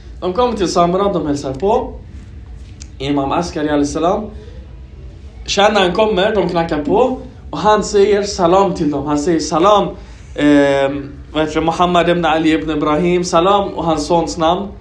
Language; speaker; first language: Swedish; early bilingual, other home language; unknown